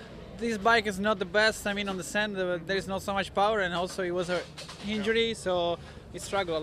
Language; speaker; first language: English; non-native, fluent; Italian